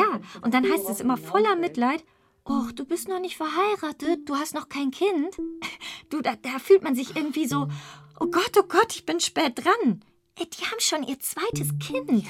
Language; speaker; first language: German; early bilingual, other home language; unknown